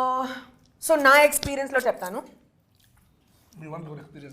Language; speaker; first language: Telugu; non-native, learner; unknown